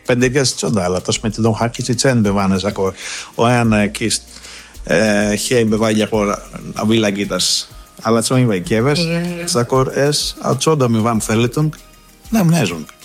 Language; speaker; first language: Hungarian; non-native, learner; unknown